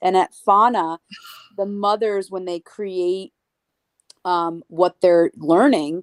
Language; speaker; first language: English; native; English